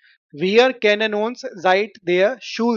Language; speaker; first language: German; non-native, fluent; Hindi